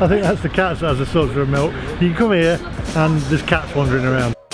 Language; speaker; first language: English; native; English